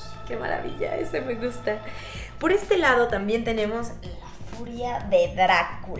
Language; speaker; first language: Spanish; native; Spanish